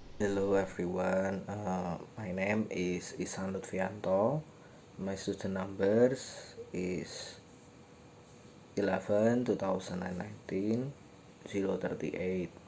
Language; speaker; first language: English; non-native, learner; Indonesian